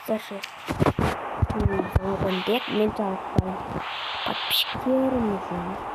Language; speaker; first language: Russian; non-native, local second language; Kazakh